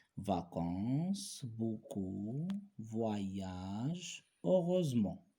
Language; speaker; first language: French; non-native, local second language; Arabic